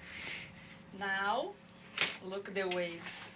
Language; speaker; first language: English; non-native, learner; Portuguese